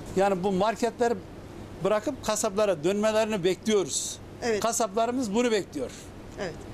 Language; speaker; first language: Turkish; native; Turkish